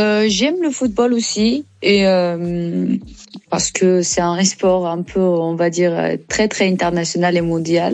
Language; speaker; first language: French; non-native, learner; Persian